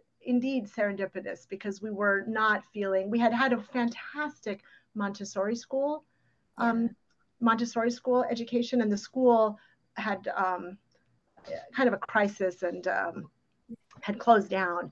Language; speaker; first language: English; early bilingual, other home language; Ukrainian